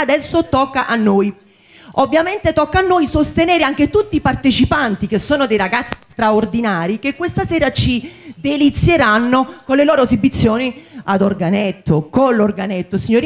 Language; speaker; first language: Italian; native; Italian